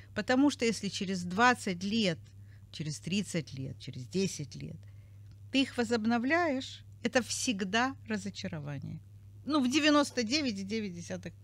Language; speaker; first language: Russian; native; Russian